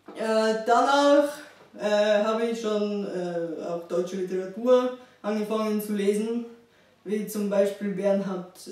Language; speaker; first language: German; non-native, fluent; Bulgarian